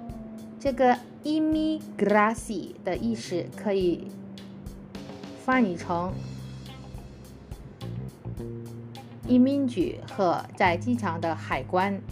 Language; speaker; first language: Chinese; non-native, fluent; Indonesian